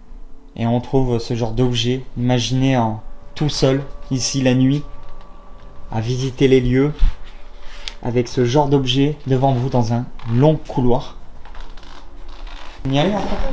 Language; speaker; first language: French; native; French